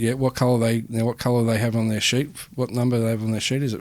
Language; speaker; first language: English; native; English